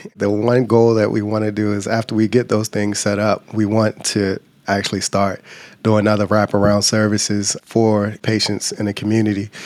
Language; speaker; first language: English; native; English